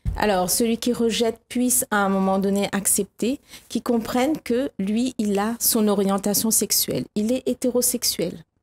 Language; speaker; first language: French; native; French